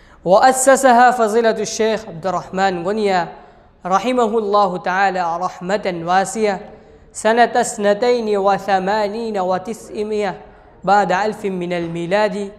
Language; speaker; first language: Arabic; non-native, fluent; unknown